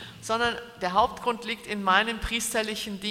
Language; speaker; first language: German; native; German